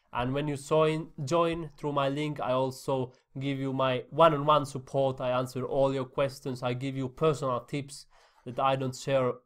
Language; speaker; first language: English; non-native, fluent; Finnish